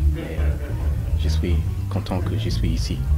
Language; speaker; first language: French; non-native, learner; English